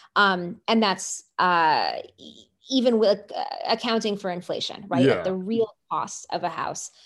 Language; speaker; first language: English; native; English